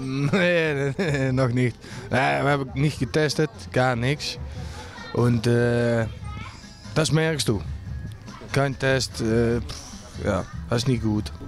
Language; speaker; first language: German; non-native, learner; Dutch